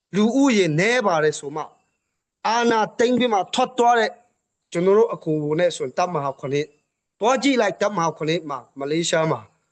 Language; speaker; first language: Burmese; non-native, local second language; Hakha Chin